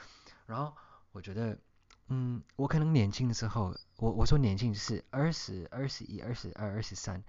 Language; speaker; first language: Chinese; early bilingual, heritage; Chinese